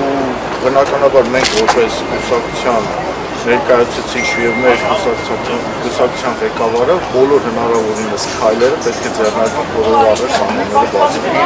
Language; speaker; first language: Armenian; native; Armenian